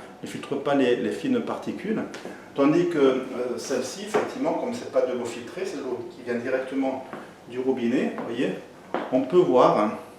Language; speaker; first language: French; native; French